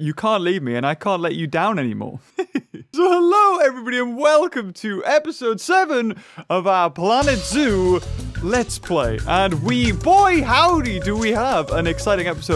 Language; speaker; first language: English; native; English